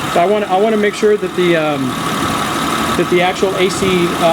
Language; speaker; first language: English; native; English